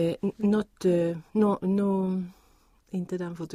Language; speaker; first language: French; non-native, learner; Swedish